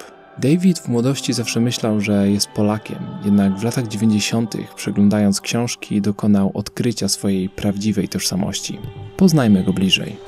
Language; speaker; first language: Polish; native; Polish